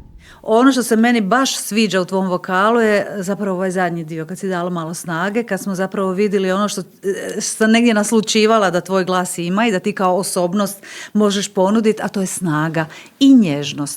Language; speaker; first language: Bosnian; native; Bosnian